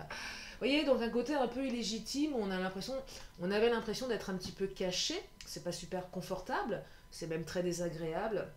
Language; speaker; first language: French; native; French